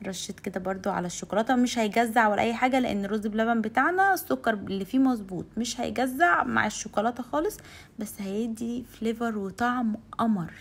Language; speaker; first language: Arabic; native; Arabic